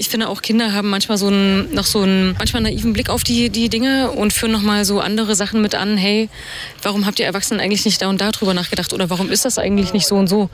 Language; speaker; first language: German; native; German